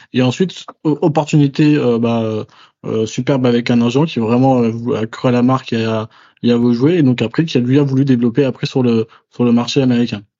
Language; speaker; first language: French; native; French